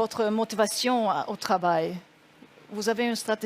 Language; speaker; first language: French; non-native, learner; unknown